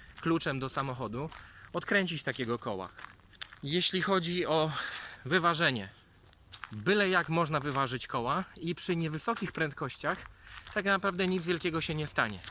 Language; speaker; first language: Polish; native; Polish